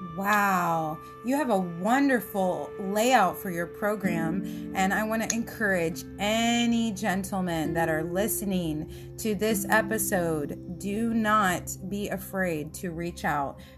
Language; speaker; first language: English; early bilingual, other home language; Italian